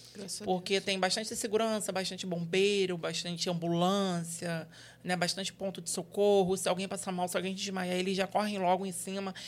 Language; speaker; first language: Portuguese; native; Portuguese